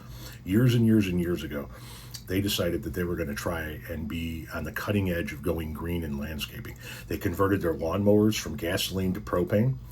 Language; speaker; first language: English; native; English